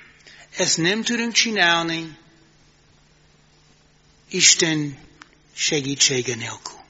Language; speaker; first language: Hungarian; non-native, fluent; English